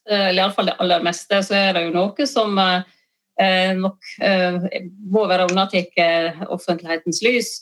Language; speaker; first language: Norwegian; native; Norwegian